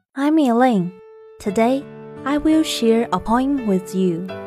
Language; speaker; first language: English; non-native, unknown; Chinese